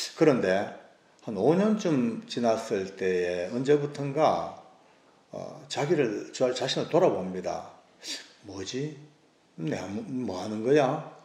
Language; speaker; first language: Korean; native; Korean